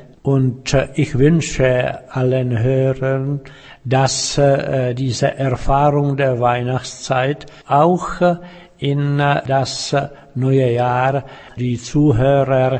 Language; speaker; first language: German; non-native, fluent; Czech